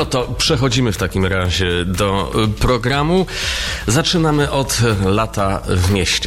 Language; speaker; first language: Polish; native; Polish